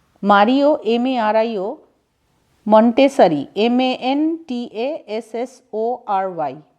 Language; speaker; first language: English; non-native, local second language; Bangla